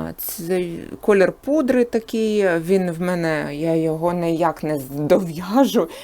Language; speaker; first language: Ukrainian; non-native, local second language; Russian